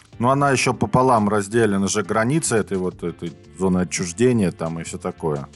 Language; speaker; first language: Russian; native; Russian